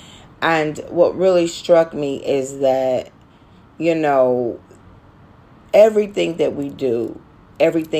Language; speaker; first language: English; native; English